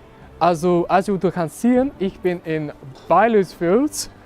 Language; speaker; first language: German; non-native, learner; English